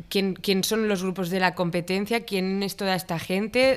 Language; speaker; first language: Spanish; non-native, local second language; Catalan